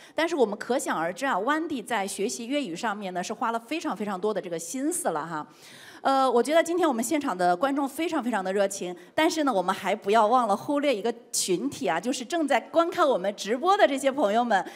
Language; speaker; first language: Chinese; native; Chinese